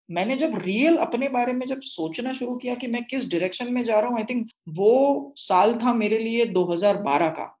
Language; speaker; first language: Hindi; non-native, local second language; Marathi